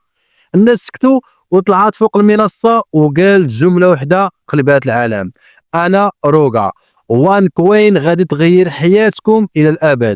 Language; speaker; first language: Arabic; native; Arabic